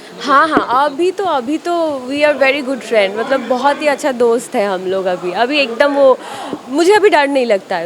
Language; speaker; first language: Hindi; non-native, local second language; Bangla